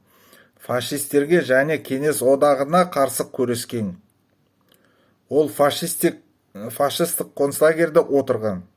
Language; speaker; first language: Kazakh; non-native, local second language; Russian